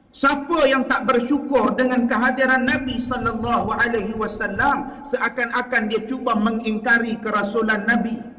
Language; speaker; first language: Malay; native; Malay